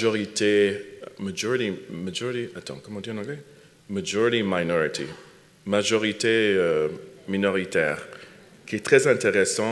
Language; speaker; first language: French; non-native, fluent; English